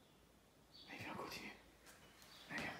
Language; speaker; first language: French; native; French